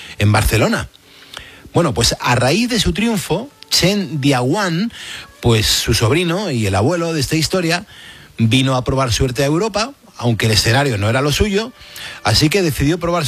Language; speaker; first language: Spanish; native; Spanish